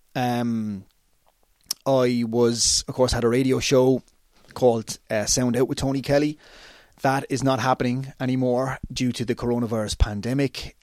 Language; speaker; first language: English; native; English